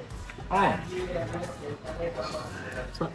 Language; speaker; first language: English; non-native, learner; Tamil